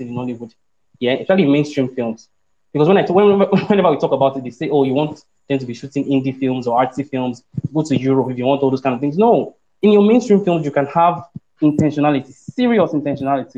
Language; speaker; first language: English; non-native, local second language; Yoruba